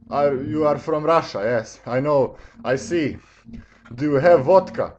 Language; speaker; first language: English; non-native, learner; Bosnian